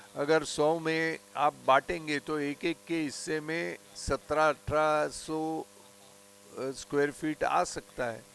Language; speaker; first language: Hindi; non-native, local second language; Marathi